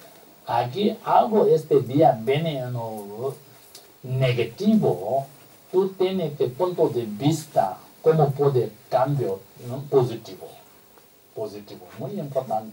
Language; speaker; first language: Spanish; non-native, learner; Tibetan